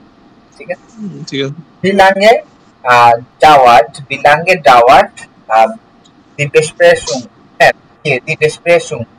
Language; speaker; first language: German; non-native, learner; Bangla